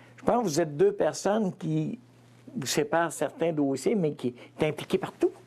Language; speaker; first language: French; native; French